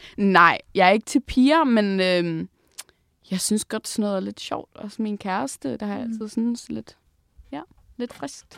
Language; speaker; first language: Danish; non-native, local second language; Faroese